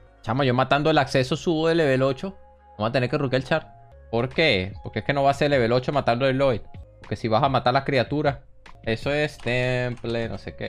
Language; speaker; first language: Spanish; native; Spanish